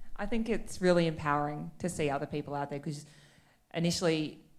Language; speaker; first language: English; native; English